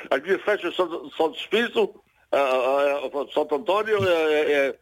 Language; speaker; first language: Portuguese; native; Portuguese